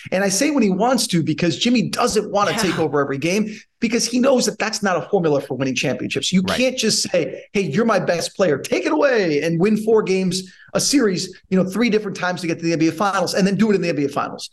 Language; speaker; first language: English; native; English